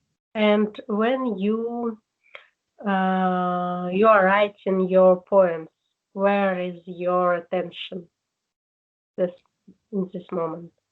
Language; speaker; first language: English; non-native, learner; Russian